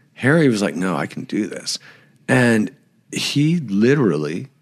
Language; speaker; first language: English; native; English